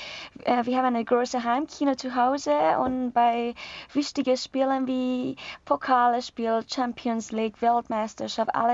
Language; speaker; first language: German; non-native, learner; Persian